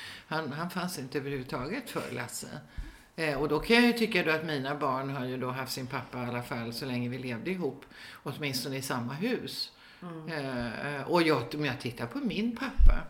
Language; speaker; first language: Swedish; native; Swedish